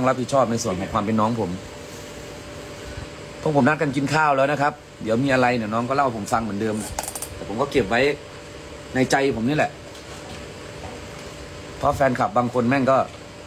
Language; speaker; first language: Thai; native; Thai